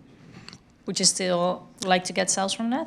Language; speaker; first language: English; non-native, fluent; Dutch